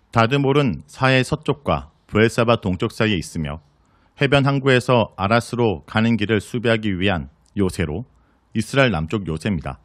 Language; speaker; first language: Korean; native; Korean